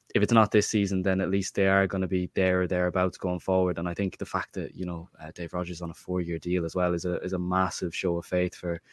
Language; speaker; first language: English; native; English